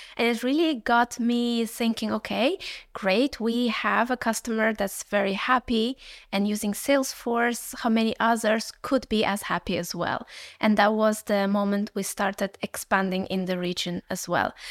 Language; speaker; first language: English; non-native, fluent; Uzbek